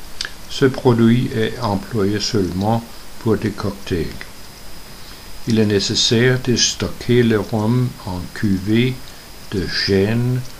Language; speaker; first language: French; non-native, learner; Danish